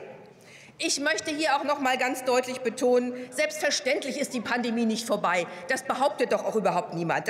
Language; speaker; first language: German; native; German